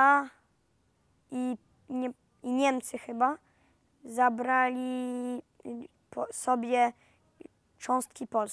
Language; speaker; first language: Polish; early bilingual, heritage; Polish